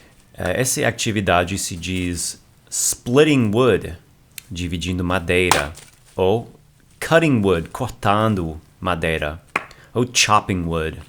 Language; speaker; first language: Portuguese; non-native, fluent; English